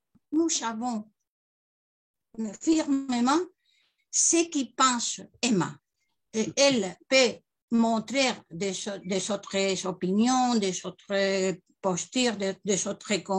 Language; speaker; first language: French; non-native, learner; Spanish